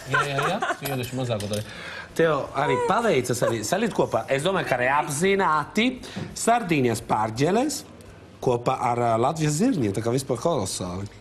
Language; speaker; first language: Latvian; non-native, fluent; Italian